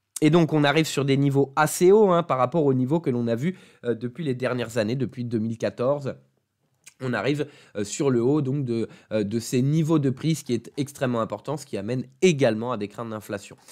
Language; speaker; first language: French; native; French